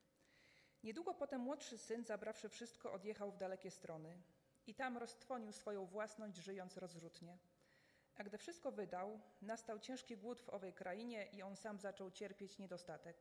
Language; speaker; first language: Polish; native; Polish